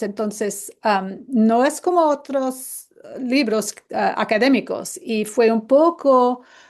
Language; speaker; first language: Spanish; non-native, fluent; English